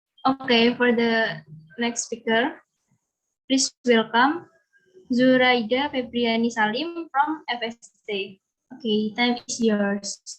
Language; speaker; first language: English; non-native, learner; Indonesian